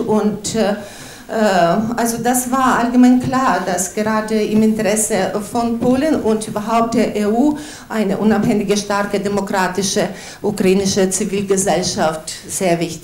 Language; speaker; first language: German; non-native, fluent; Ukrainian